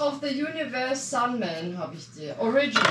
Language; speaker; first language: German; native; German